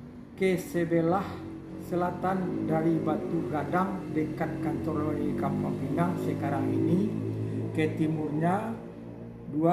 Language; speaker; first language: Indonesian; non-native, local second language; Minangkabau